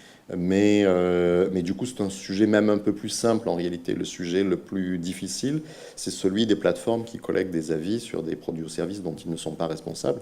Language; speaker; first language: French; native; French